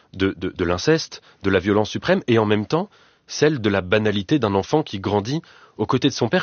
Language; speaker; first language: French; native; French